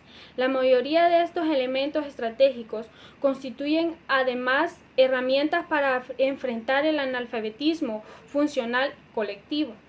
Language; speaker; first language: Spanish; native; Spanish